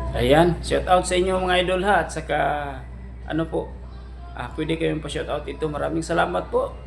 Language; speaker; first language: Filipino; non-native, local second language; Cebuano